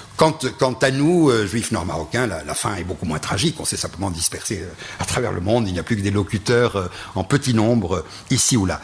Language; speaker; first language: French; non-native, local second language; Ladino